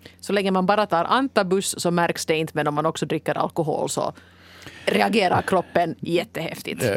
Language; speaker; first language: Swedish; native; Swedish